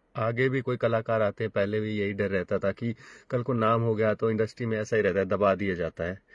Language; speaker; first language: Hindi; native; Hindi